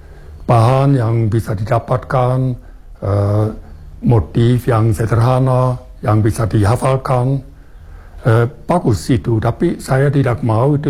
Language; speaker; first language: Indonesian; non-native, fluent; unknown